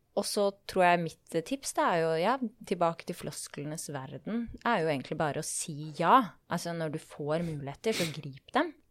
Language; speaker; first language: Norwegian; native; Norwegian